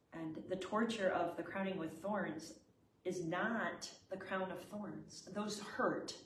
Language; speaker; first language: English; native; English